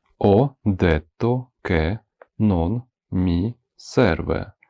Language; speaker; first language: Italian; non-native, fluent; Ukrainian